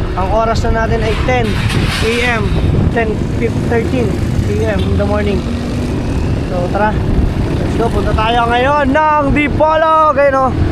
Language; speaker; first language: Filipino; native; Filipino